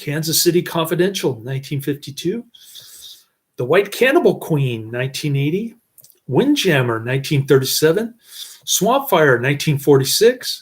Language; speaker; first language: English; native; English